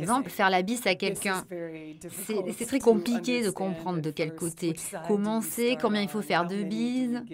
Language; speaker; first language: French; non-native, learner; English